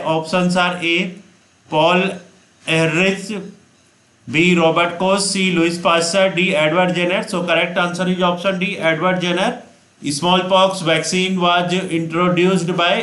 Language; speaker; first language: English; non-native, local second language; Hindi